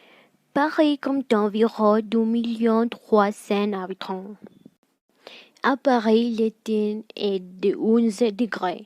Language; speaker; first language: French; non-native, learner; Spanish